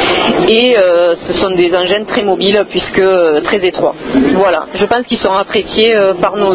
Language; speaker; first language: French; native; French